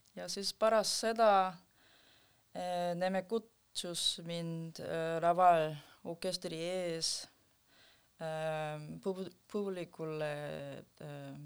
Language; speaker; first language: Estonian; non-native, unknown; Korean